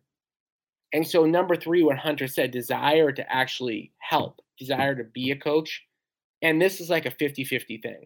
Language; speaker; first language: English; native; English